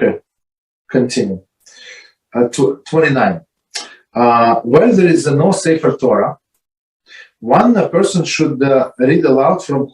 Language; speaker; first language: English; non-native, fluent; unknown